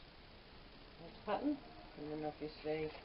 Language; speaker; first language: English; native; English